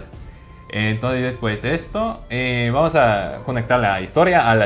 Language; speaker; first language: Spanish; non-native, fluent; English